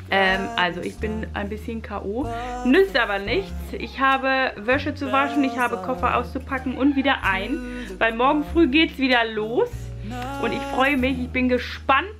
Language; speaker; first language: German; native; German